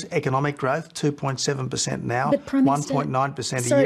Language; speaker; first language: English; native; English